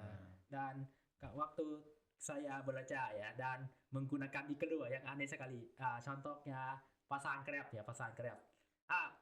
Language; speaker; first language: Indonesian; non-native, learner; Thai